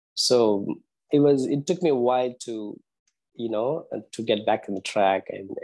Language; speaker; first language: English; non-native, local second language; Tamil